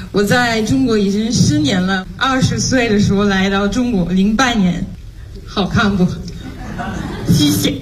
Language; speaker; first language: Chinese; non-native, fluent; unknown